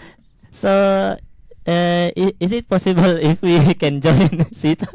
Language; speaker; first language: English; non-native, learner; Indonesian